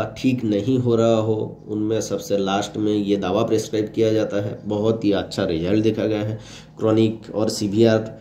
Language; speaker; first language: Hindi; native; Hindi